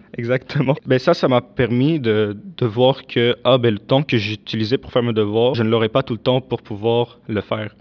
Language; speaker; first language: French; early bilingual, other home language; Arabic